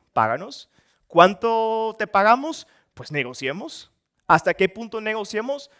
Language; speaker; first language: Spanish; non-native, fluent; Dutch